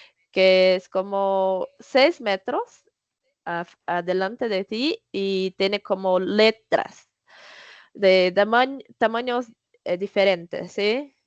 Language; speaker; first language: Spanish; non-native, learner; Portuguese